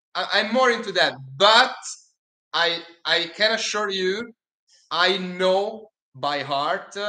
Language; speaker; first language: English; non-native, fluent; Italian